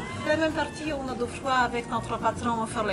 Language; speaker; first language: French; non-native, fluent; Polish